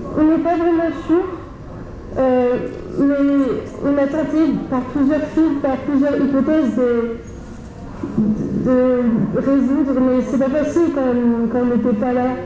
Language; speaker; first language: French; native; French